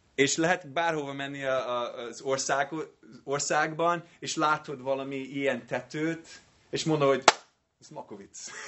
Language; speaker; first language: Hungarian; non-native, fluent; English